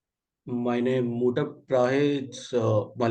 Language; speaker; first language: German; non-native, learner; Malayalam